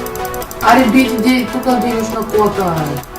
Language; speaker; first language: Bulgarian; native; Bulgarian